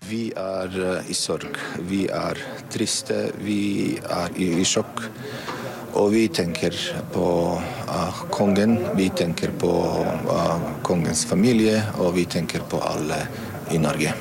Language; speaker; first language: Norwegian; non-native, fluent; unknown